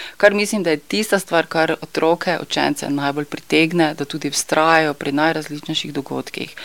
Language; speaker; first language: Slovenian; native; Slovenian